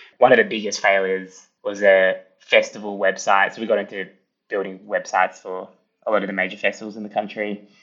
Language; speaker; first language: English; early bilingual, other home language; Italian